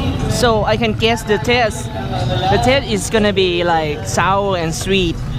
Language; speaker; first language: English; non-native, learner; Thai